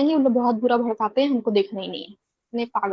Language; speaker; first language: Hindi; native; Hindi